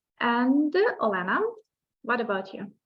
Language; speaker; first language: English; non-native, fluent; Ukrainian